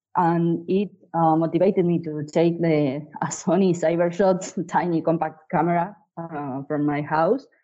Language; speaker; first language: English; non-native, fluent; Spanish